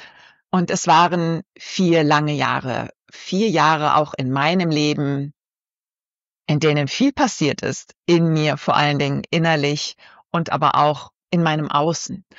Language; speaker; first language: German; native; German